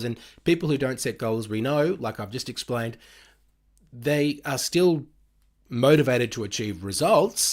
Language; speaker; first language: English; native; English